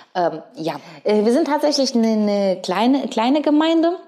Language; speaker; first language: German; early bilingual, other home language; Ukrainian